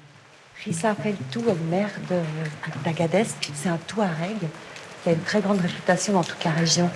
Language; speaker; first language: French; native; French